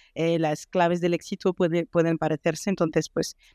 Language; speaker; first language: Spanish; non-native, fluent; French